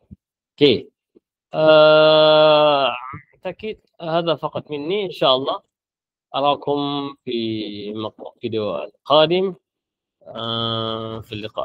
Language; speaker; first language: Arabic; non-native, fluent; Malay